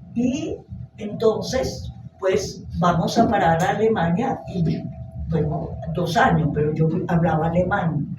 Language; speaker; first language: Spanish; early bilingual, other home language; Hebrew